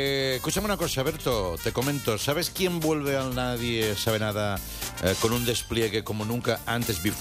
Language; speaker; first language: Spanish; native; Spanish